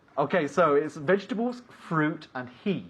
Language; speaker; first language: English; non-native, fluent; Spanish